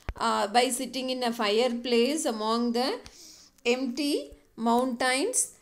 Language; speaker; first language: English; non-native, local second language; Tamil